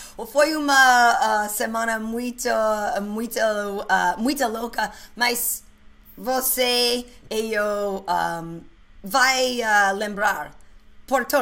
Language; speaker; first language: Portuguese; non-native, learner; English